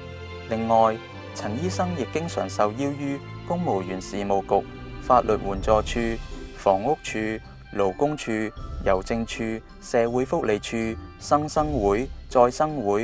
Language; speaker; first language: Cantonese; native; Cantonese